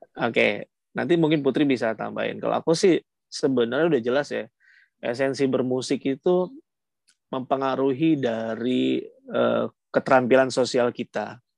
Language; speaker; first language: Indonesian; native; Indonesian